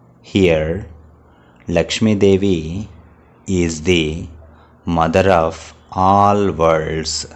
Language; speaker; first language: English; non-native, local second language; Telugu